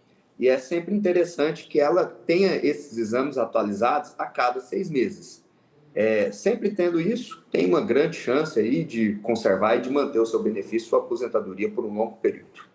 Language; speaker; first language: Portuguese; native; Portuguese